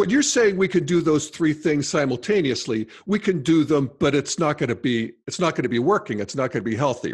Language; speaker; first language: English; native; English